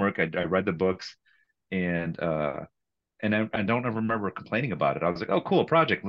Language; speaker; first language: English; native; English